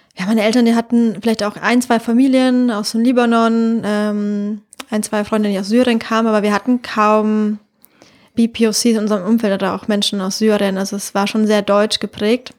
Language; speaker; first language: German; native; German